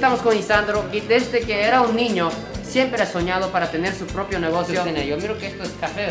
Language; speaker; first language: Spanish; non-native, fluent; Japanese